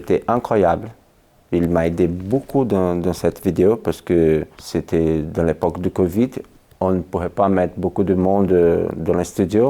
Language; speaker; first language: French; non-native, fluent; Portuguese